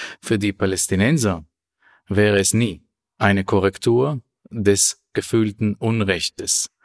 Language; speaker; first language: German; non-native, fluent; Hebrew